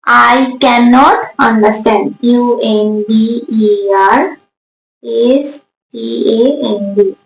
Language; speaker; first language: English; non-native, local second language; Bangla